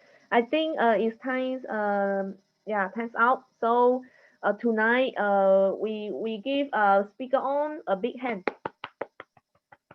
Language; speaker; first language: English; non-native, learner; Chinese